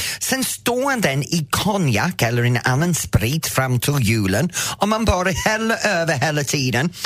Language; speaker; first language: Swedish; non-native, fluent; English